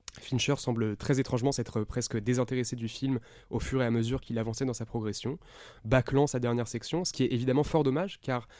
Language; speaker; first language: French; native; French